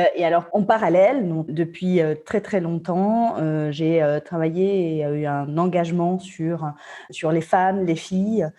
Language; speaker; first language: French; non-native, fluent; Spanish